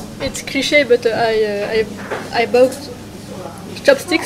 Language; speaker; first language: English; non-native, learner; French